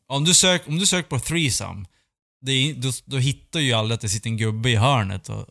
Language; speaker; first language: Swedish; native; Swedish